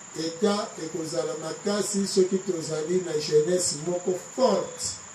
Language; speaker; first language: Lingala; non-native, local second language; Kongo